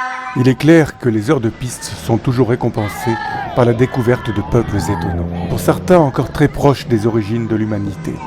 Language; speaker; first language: French; native; French